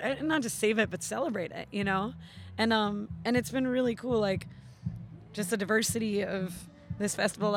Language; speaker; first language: English; native; English